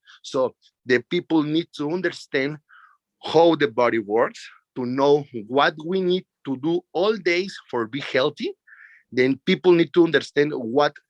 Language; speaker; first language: English; non-native, learner; Spanish